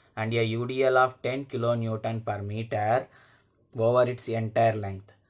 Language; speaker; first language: English; non-native, local second language; Telugu